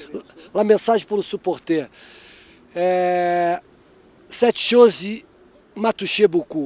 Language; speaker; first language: French; non-native, fluent; Portuguese